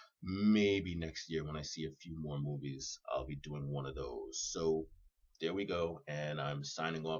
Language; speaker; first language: English; native; English